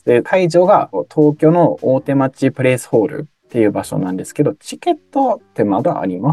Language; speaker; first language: Japanese; native; Japanese